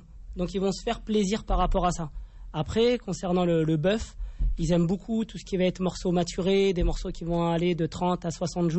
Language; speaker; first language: French; native; French